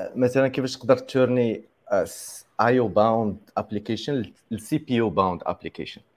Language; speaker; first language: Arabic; native; Arabic